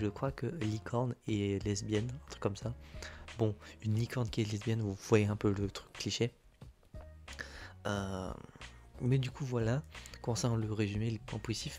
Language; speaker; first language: French; native; French